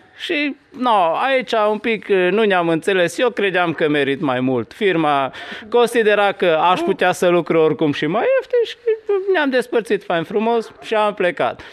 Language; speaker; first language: Romanian; non-native, local second language; Hungarian